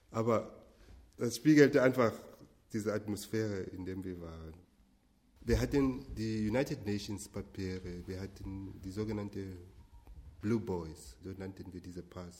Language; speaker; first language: German; non-native, fluent; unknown